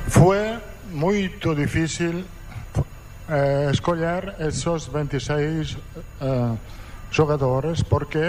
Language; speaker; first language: Portuguese; non-native, fluent; Italian